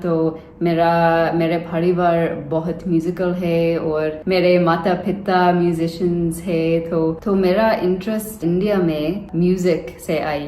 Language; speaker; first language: Hindi; non-native, learner; English